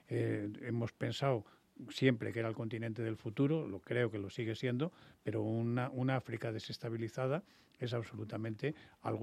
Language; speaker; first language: Spanish; native; Spanish